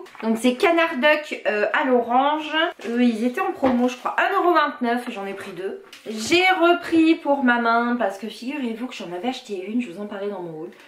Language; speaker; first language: French; native; French